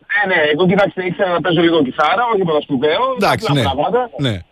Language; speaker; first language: Greek; native; Greek